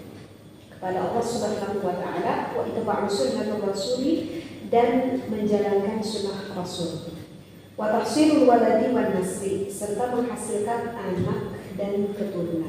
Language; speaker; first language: Indonesian; native; Indonesian